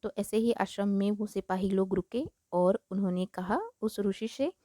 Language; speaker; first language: Hindi; non-native, local second language; Marathi